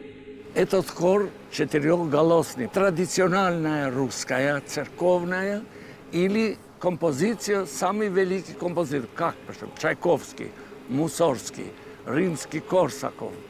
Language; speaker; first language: Russian; non-native, fluent; Albanian